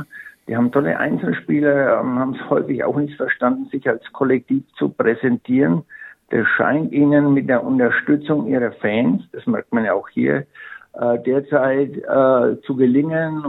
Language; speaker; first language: German; native; German